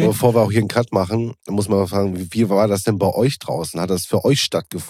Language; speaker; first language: German; native; German